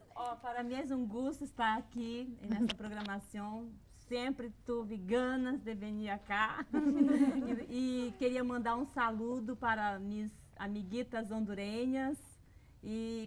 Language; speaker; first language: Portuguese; non-native, learner; Spanish